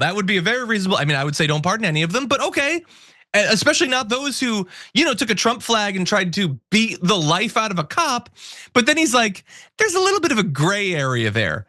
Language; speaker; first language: English; native; English